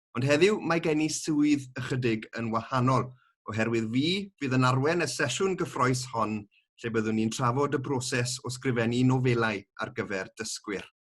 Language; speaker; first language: Welsh; native; Welsh